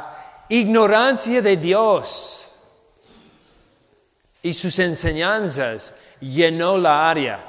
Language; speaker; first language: Spanish; non-native, fluent; English